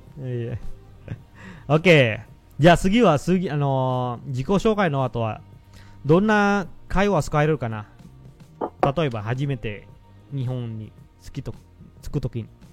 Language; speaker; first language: Japanese; non-native, fluent; Indonesian